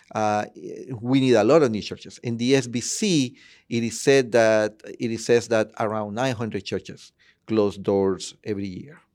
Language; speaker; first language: English; non-native, fluent; Spanish